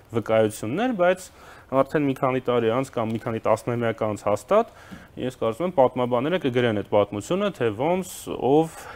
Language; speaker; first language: Armenian; native; Armenian